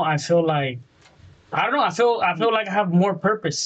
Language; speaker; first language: English; early bilingual, other home language; Spanish